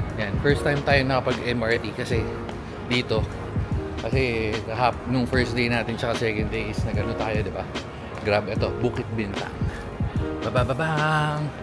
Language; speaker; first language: Filipino; native; Filipino